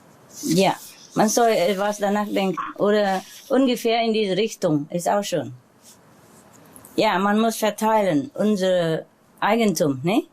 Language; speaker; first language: German; non-native, learner; Vietnamese